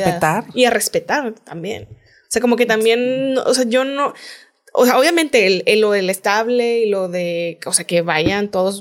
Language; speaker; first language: Spanish; native; Spanish